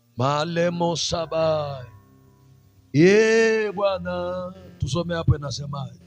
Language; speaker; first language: Swahili; non-native, local second language; Masai